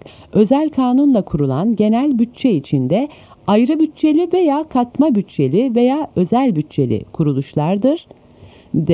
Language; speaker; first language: Turkish; native; Turkish